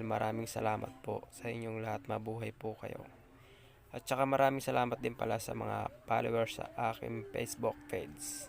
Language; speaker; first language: Filipino; non-native, local second language; Masbatenyo